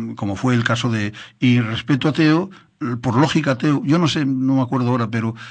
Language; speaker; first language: Spanish; non-native, local second language; Galician